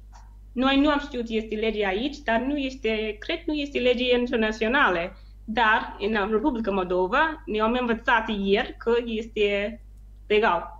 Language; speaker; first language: Romanian; non-native, learner; English